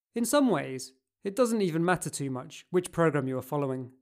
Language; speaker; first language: English; native; English